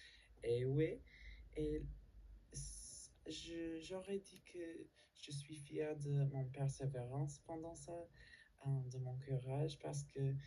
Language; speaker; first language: French; non-native, learner; English